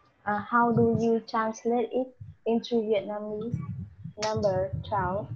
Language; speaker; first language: English; non-native, fluent; Vietnamese